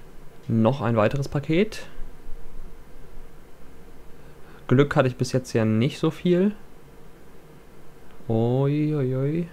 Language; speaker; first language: German; native; German